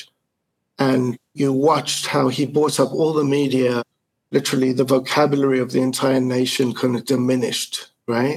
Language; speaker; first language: English; native; English